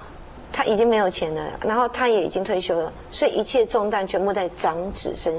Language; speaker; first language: Chinese; native; Chinese